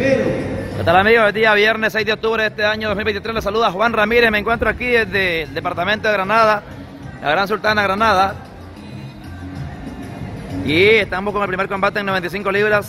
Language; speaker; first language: Spanish; native; Spanish